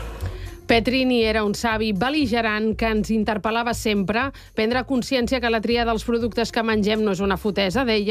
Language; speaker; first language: Catalan; native; Catalan